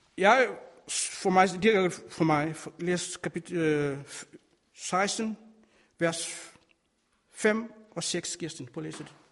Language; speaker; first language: Danish; non-native, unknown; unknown